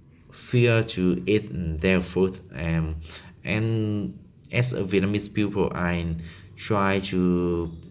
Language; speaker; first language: English; non-native, learner; Vietnamese